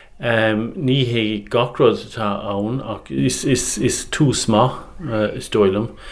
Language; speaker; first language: Irish; non-native, local second language; English